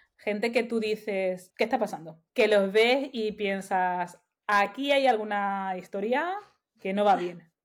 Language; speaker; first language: Spanish; native; Spanish